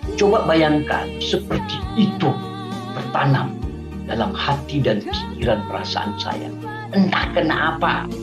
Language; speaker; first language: Indonesian; non-native, local second language; Achinese